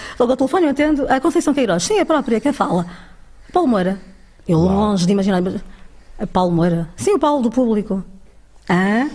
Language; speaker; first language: Portuguese; early bilingual, other home language; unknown